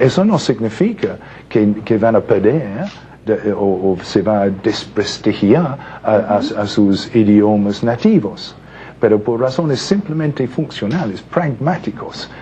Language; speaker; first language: Spanish; non-native, fluent; English